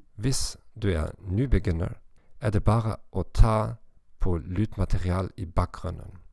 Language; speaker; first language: Norwegian; non-native, learner; German